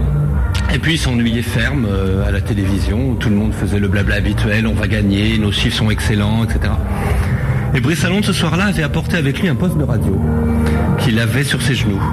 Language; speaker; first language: French; native; French